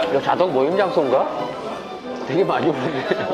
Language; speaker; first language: Korean; native; Korean